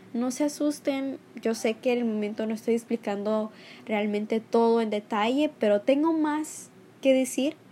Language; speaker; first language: Spanish; early bilingual, heritage; Spanish